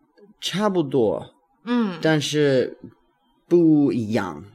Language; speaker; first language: Chinese; non-native, learner; English